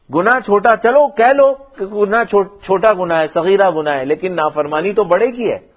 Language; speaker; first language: Urdu; non-native, local second language; Punjabi